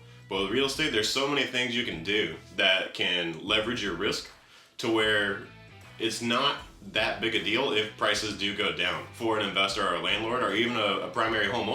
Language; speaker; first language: English; native; English